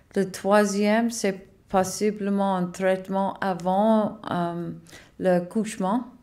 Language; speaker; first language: French; non-native, learner; English